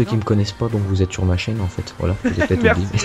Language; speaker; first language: French; native; French